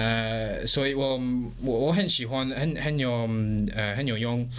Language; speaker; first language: Chinese; non-native, learner; English